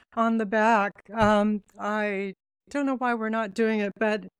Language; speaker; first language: English; native; English